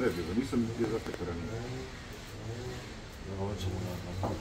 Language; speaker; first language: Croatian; non-native, learner; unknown